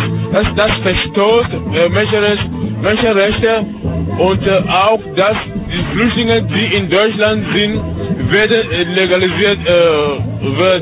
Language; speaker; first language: German; non-native, learner; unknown